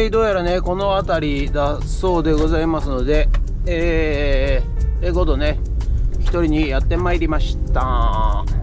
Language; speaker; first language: Japanese; native; Japanese